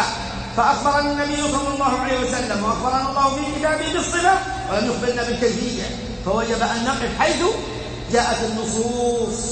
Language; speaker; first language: Arabic; native; Arabic